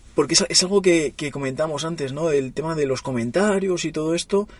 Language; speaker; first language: Spanish; native; Spanish